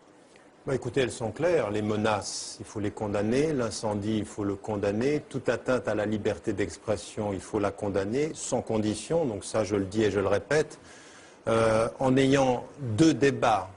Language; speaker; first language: French; early bilingual, heritage; French